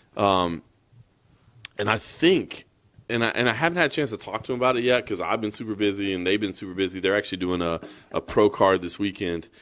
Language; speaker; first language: English; native; English